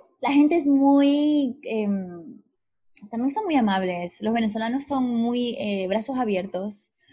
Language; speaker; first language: Spanish; native; Spanish